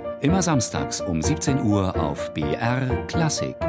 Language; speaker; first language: German; native; German